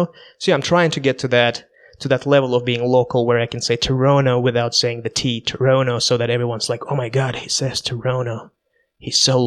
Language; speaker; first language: English; non-native, fluent; Russian